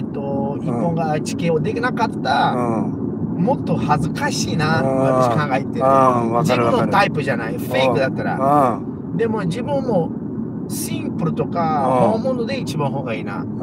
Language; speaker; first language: Japanese; non-native, learner; Portuguese